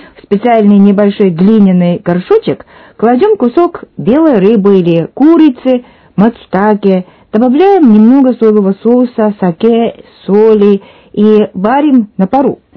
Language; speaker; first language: Russian; non-native, fluent; Japanese